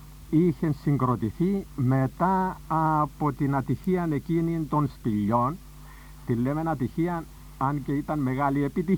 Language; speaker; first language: Greek; native; Greek